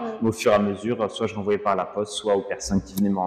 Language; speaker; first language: French; native; French